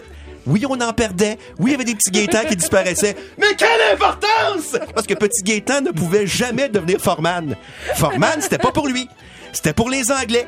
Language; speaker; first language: French; native; French